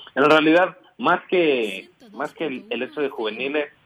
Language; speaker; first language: Spanish; native; Spanish